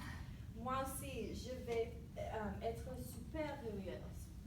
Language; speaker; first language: French; non-native, learner; English